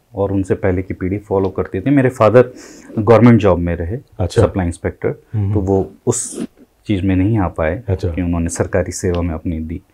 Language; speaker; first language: Hindi; native; Hindi